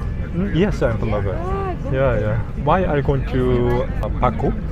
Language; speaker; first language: English; non-native, learner; Korean